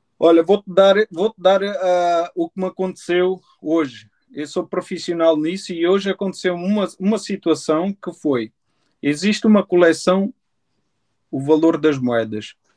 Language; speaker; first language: Portuguese; native; Portuguese